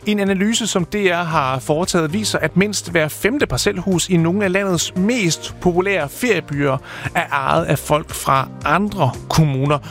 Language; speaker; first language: Danish; native; Danish